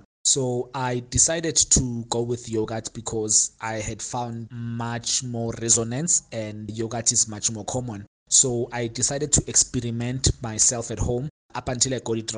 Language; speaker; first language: English; non-native, local second language; Xhosa